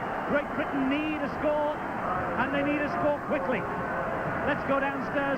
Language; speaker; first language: English; native; English